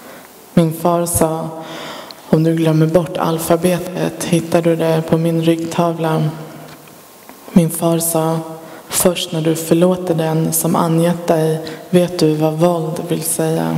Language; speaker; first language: Swedish; early bilingual, other home language; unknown